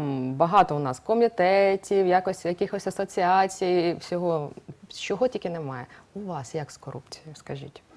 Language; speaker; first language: Ukrainian; native; Ukrainian